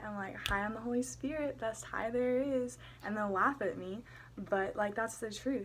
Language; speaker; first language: English; native; English